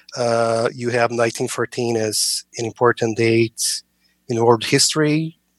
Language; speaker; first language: English; non-native, fluent; Portuguese